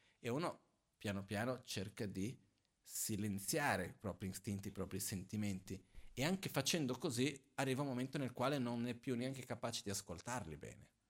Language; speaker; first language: Italian; non-native, fluent; Portuguese